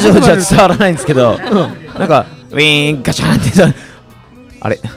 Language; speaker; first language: Japanese; native; Japanese